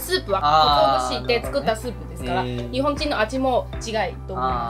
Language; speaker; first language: Japanese; non-native, learner; Chinese